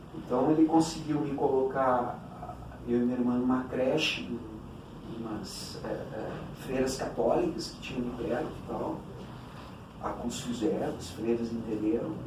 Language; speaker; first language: Portuguese; early bilingual, other home language; Cantonese